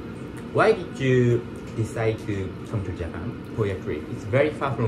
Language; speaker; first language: English; non-native, learner; Japanese